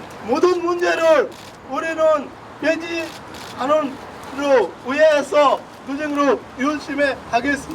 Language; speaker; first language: Korean; non-native, learner; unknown